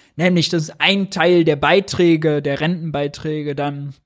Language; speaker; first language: German; native; German